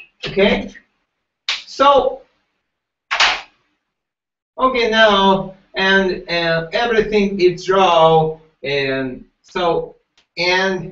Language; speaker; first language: English; non-native, learner; Japanese